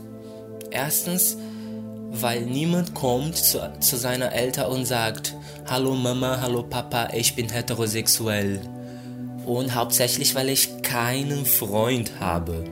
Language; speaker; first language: German; non-native, fluent; Portuguese